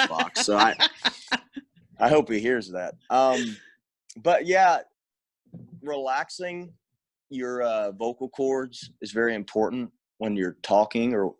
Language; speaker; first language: English; native; English